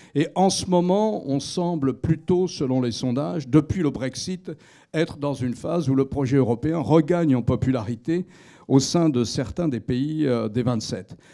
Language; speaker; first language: French; native; French